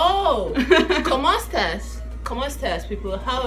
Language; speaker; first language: Spanish; non-native, learner; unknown